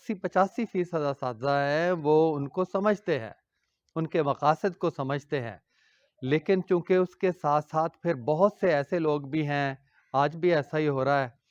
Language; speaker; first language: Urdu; non-native, local second language; Punjabi